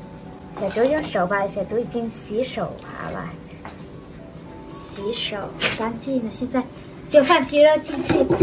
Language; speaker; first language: Chinese; non-native, learner; Vietnamese